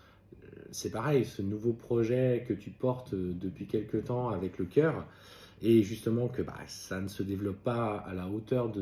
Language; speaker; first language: French; native; French